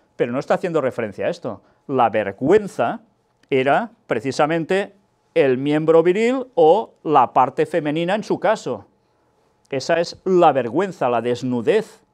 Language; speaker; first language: Spanish; non-native, local second language; Catalan